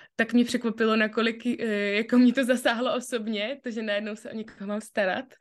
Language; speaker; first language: Czech; native; Czech